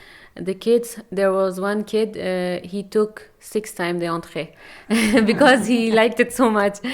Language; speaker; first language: English; non-native, fluent; Persian